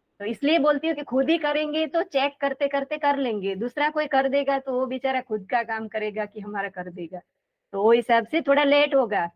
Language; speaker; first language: Hindi; non-native, local second language; Gujarati